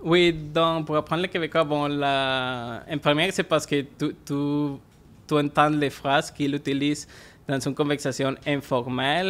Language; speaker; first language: French; non-native, fluent; Spanish